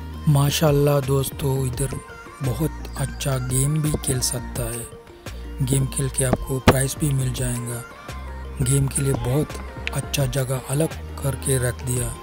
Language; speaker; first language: Hindi; non-native, fluent; Bangla